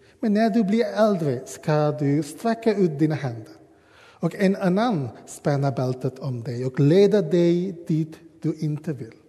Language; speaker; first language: Swedish; non-native, learner; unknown